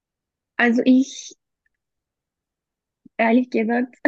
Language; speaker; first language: German; non-native, learner; Turkish